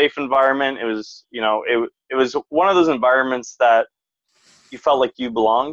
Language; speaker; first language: English; native; English